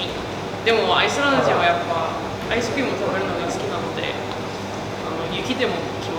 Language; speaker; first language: Japanese; non-native, fluent; Icelandic